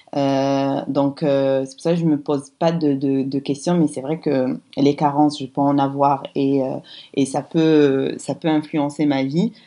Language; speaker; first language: French; non-native, local second language; Arabic